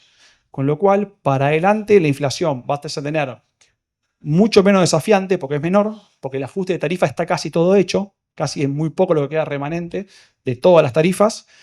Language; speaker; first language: Spanish; native; Spanish